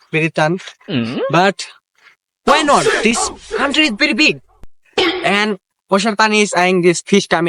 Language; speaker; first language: English; non-native, learner; Bangla